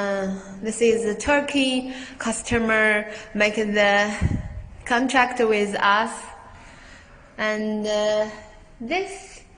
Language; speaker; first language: English; non-native, learner; Chinese